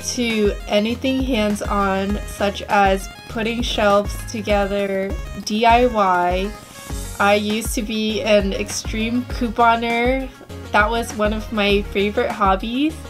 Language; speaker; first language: English; native; English